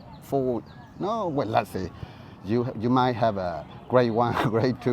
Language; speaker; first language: English; non-native, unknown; Burmese